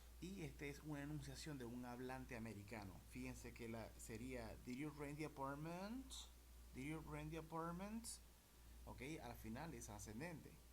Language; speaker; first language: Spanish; native; Spanish